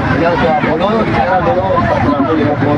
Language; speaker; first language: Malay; non-native, learner; Rohingya